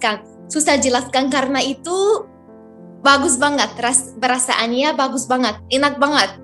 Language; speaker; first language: Indonesian; non-native, fluent; Arabic